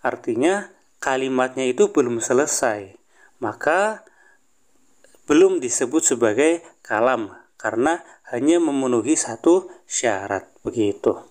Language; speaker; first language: Indonesian; native; Indonesian